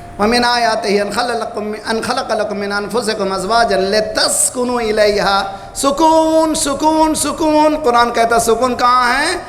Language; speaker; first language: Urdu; native; Urdu